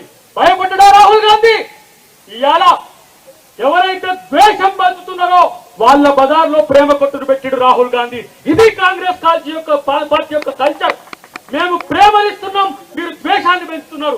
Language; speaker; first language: Telugu; native; Telugu